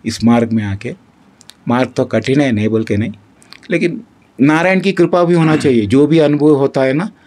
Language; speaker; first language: Hindi; non-native, local second language; Kannada